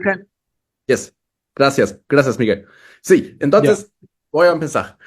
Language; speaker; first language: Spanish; non-native, fluent; German